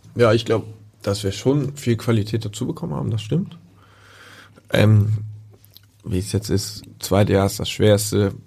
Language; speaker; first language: German; native; German